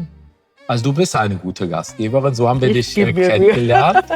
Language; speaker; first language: German; native; German